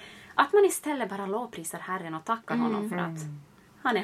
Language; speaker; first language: Swedish; native; Swedish